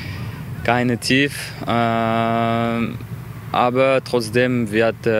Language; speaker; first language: German; non-native, learner; French